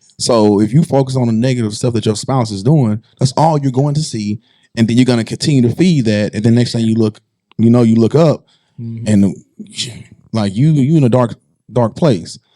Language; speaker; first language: English; native; English